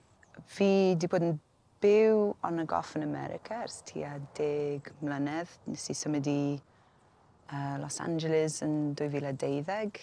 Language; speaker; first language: Welsh; native; Welsh